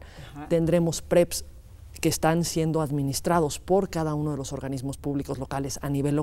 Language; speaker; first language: Spanish; native; Spanish